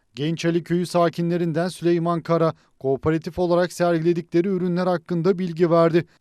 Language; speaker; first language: Turkish; native; Turkish